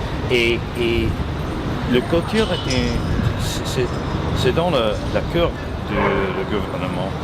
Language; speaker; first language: French; non-native, local second language; English